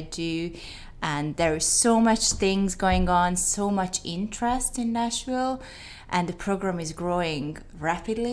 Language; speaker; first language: English; non-native, fluent; Hungarian